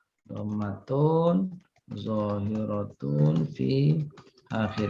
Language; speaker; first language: Arabic; non-native, fluent; Indonesian